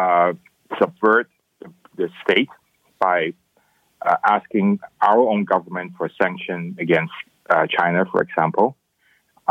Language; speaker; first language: English; non-native, local second language; Cantonese